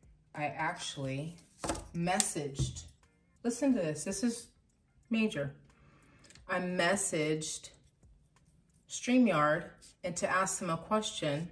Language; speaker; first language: English; native; English